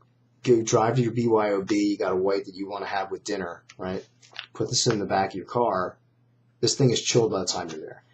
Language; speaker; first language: English; native; English